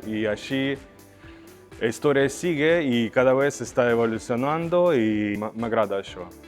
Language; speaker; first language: Spanish; non-native, learner; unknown